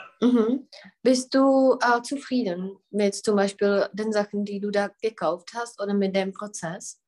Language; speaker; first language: German; non-native, fluent; Czech